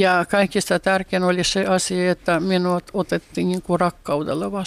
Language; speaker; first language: Finnish; non-native, fluent; Russian